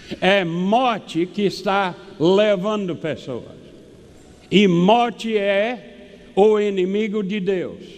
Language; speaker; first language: Portuguese; non-native, fluent; English